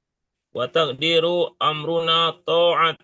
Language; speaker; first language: Arabic; non-native, learner; Indonesian